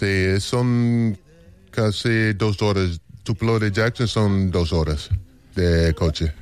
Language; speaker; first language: Spanish; non-native, fluent; English